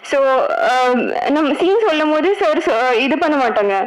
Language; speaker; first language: Tamil; non-native, learner; Bangla